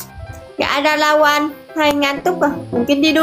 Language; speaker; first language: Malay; non-native, learner; Vietnamese